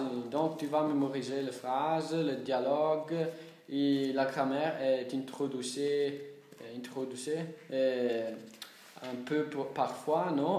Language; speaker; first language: French; non-native, learner; Italian